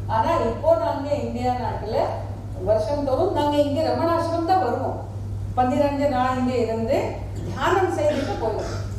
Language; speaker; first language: Tamil; non-native, fluent; Marathi